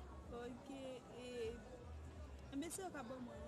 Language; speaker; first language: French; non-native, local second language; Haitian Creole